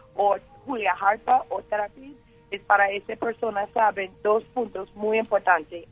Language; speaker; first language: Spanish; non-native, learner; English